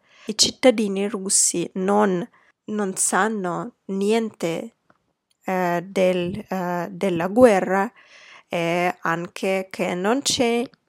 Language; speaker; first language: Italian; non-native, fluent; Russian